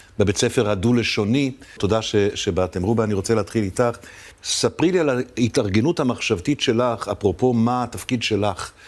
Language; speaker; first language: Hebrew; native; Hebrew